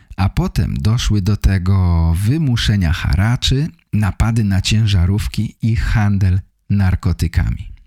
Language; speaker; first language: Polish; native; Polish